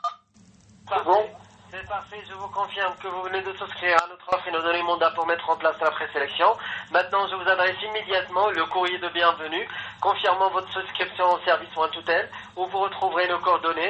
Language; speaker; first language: French; native; French